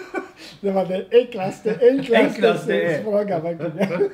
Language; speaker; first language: Swedish; non-native, fluent; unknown